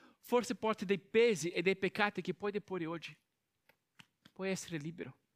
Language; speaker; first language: Italian; non-native, fluent; Portuguese